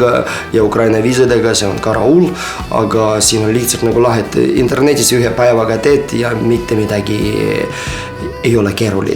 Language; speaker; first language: Estonian; non-native, fluent; Ukrainian